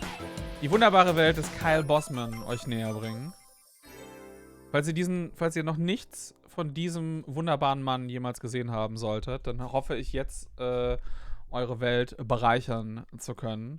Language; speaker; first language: German; native; German